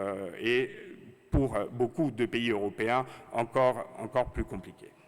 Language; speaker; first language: French; native; French